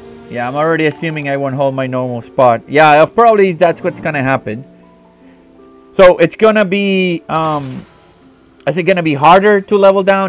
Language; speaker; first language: English; non-native, local second language; Spanish